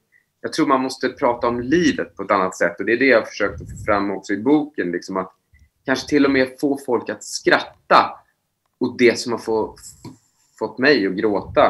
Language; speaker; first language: Swedish; native; Swedish